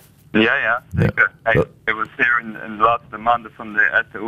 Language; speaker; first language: Dutch; non-native, fluent; English